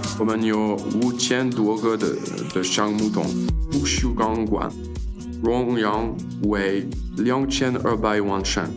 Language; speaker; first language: Chinese; non-native, learner; French